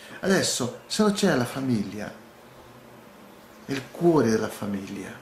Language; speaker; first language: Italian; non-native, learner; Portuguese